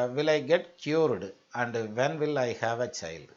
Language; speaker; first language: English; non-native, local second language; Tamil